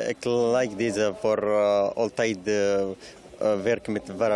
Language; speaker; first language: Dutch; non-native, learner; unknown